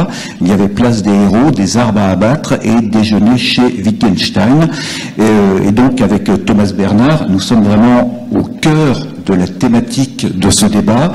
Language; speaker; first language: French; native; French